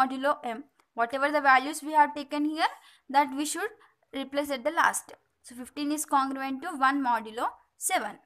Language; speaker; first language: English; non-native, local second language; Telugu